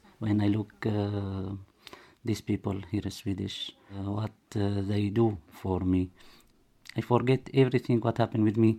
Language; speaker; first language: English; non-native, learner; Arabic